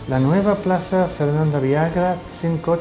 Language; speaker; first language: Spanish; non-native, fluent; English